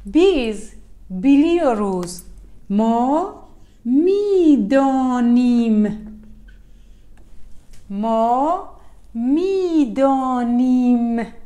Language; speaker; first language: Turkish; non-native, learner; Persian